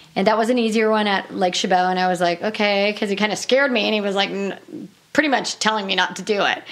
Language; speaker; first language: English; native; English